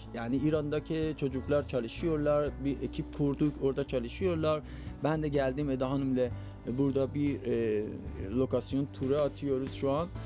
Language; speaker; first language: Turkish; non-native, fluent; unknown